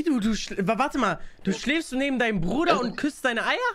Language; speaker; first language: German; native; German